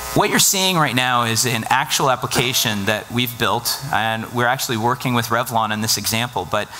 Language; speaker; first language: English; native; English